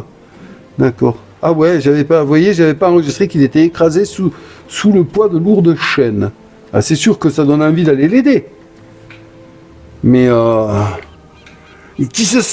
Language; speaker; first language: French; native; French